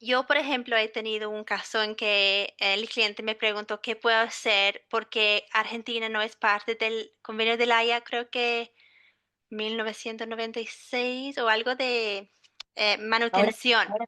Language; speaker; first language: Spanish; non-native, fluent; English